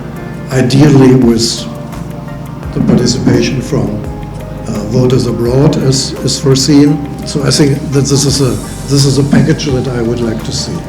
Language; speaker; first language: English; non-native, fluent; German